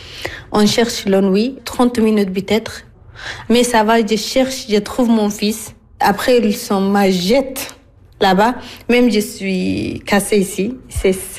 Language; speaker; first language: French; non-native, learner; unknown